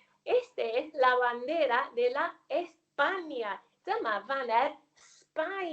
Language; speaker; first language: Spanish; non-native, fluent; Welsh